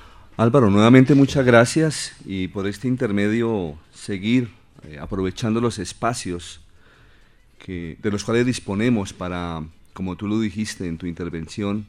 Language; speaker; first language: Spanish; native; Spanish